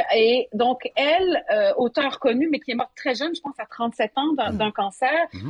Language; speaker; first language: French; native; French